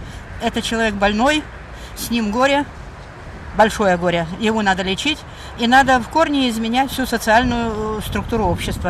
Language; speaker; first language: Russian; native; Russian